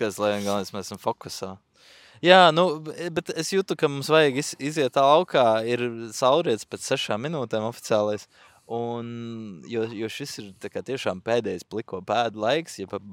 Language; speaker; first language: Latvian; native; Latvian